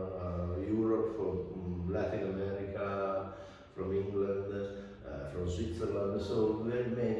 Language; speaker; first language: English; non-native, fluent; Italian